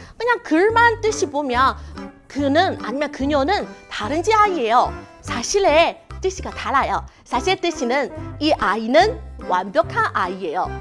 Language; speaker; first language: Korean; non-native, learner; Chinese